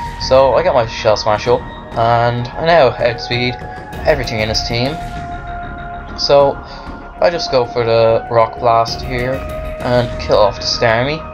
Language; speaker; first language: English; native; English